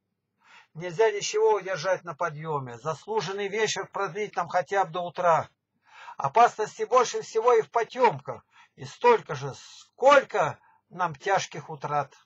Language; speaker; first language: Russian; native; Russian